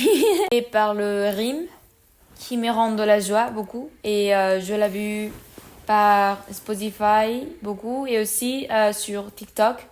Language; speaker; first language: French; non-native, learner; Spanish